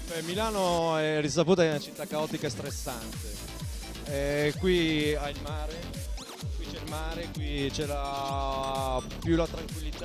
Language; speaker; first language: Italian; native; Italian